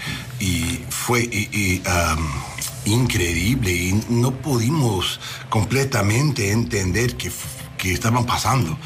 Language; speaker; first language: Spanish; non-native, learner; English